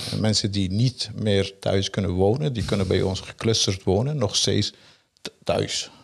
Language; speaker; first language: Dutch; non-native, fluent; Persian